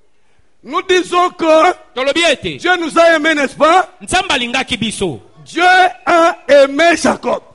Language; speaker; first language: French; non-native, local second language; Lingala